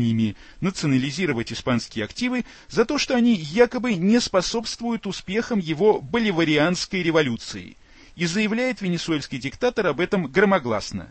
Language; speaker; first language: Russian; native; Russian